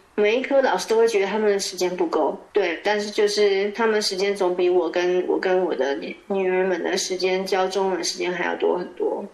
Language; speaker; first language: Chinese; native; Chinese